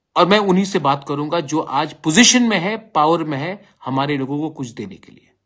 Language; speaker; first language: Hindi; non-native, local second language; Bangla